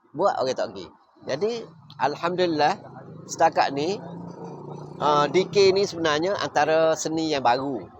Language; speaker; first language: Malay; native; Malay